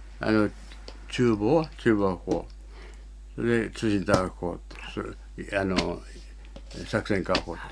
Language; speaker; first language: Japanese; native; Japanese